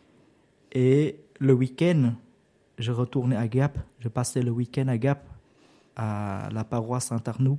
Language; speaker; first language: French; non-native, learner; Vietnamese